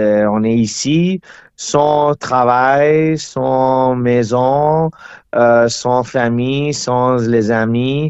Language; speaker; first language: French; non-native, learner; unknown